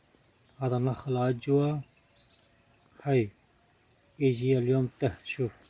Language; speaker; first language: Arabic; non-native, learner; Urdu